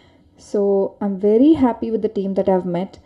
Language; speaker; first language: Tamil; non-native, learner; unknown